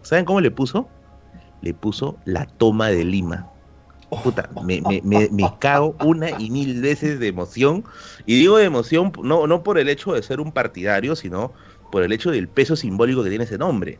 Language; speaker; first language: Spanish; native; Spanish